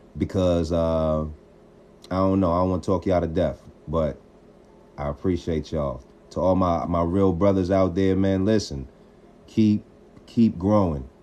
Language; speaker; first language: English; native; English